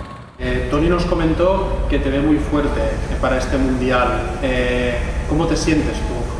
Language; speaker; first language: Spanish; native; Spanish